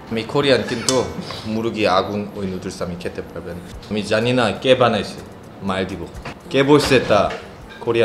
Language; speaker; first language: Bangla; non-native, learner; Korean